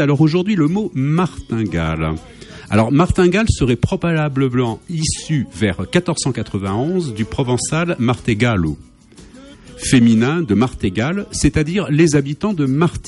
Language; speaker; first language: French; native; French